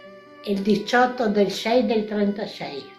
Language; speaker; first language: Italian; non-native, local second language; Venetian